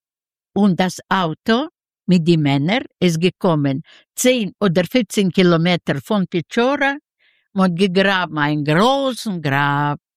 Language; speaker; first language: German; non-native, learner; Yiddish